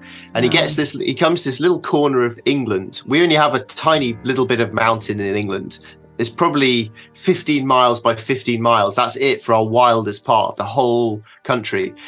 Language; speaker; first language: English; native; English